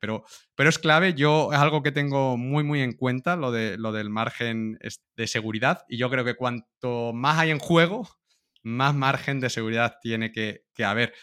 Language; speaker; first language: Spanish; native; Spanish